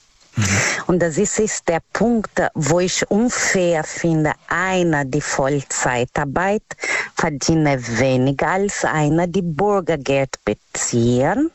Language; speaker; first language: German; non-native, learner; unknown